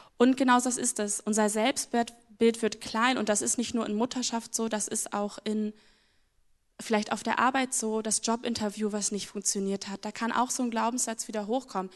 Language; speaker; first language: German; native; German